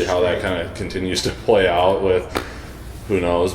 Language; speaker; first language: English; native; English